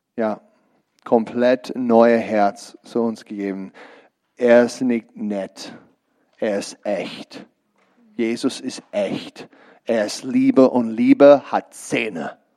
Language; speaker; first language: German; non-native, learner; English